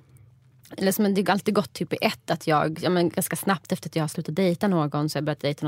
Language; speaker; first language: Swedish; native; Swedish